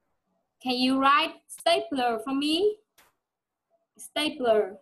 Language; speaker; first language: English; non-native, fluent; Vietnamese